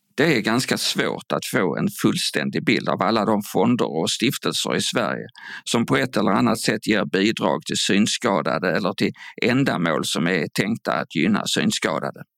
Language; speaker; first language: Swedish; native; Swedish